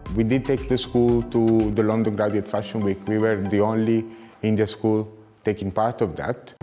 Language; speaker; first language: English; non-native, fluent; Italian